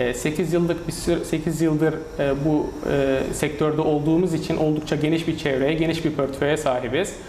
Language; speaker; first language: Turkish; native; Turkish